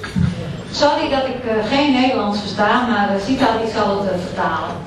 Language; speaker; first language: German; non-native, learner; Dutch